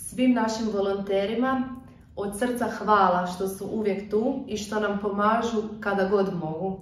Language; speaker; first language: Croatian; native; Croatian